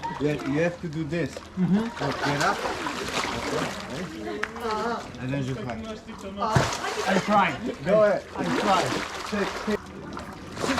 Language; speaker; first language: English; non-native, learner; Korean